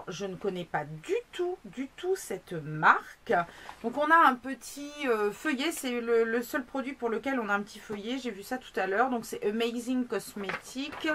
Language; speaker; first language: French; native; French